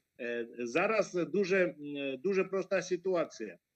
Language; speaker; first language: Ukrainian; non-native, fluent; Georgian